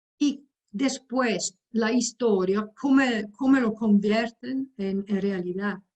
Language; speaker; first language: Spanish; non-native, fluent; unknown